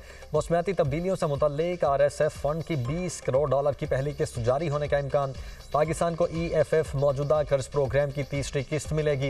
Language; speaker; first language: Urdu; native; Urdu